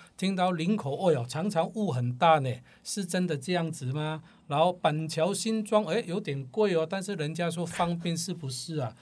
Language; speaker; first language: Chinese; non-native, local second language; Cantonese